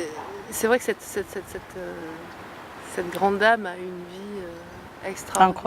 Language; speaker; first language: French; native; French